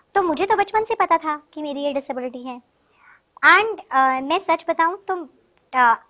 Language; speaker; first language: Hindi; native; Hindi